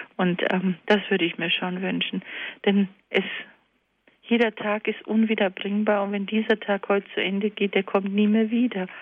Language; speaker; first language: German; early bilingual, other home language; Croatian